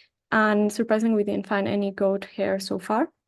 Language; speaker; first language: English; non-native, fluent; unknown